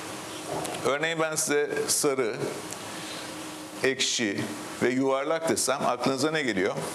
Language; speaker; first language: Turkish; native; Turkish